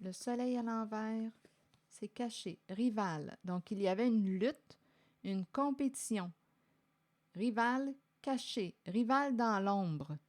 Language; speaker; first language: French; native; French